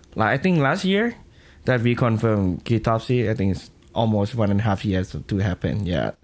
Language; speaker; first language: English; non-native, learner; Thai